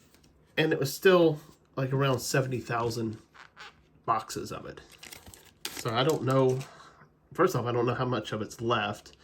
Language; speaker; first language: English; native; English